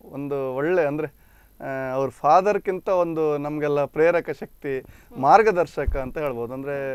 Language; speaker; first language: Kannada; non-native, local second language; Konkani